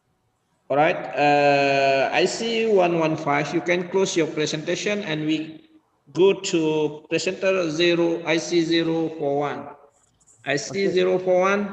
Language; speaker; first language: English; non-native, learner; Indonesian